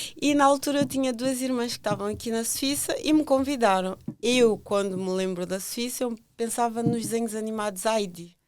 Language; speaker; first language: Portuguese; native; Portuguese